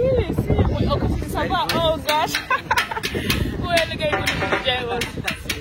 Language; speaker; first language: Portuguese; non-native, learner; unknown